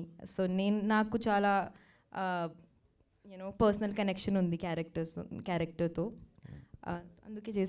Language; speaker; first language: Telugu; non-native, local second language; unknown